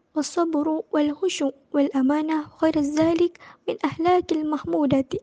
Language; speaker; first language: Arabic; non-native, learner; Malay